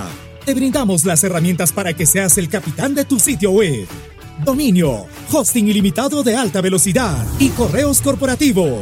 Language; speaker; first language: Spanish; native; Spanish